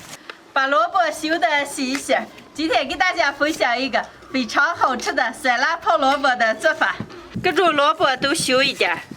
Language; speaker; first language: Chinese; native; Chinese